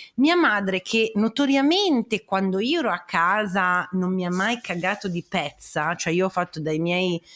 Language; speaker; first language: Italian; native; Italian